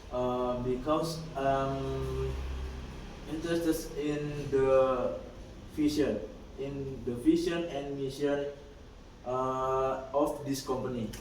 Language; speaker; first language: English; non-native, learner; Indonesian